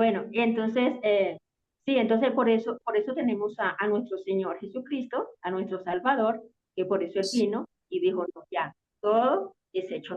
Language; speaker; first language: Spanish; native; Spanish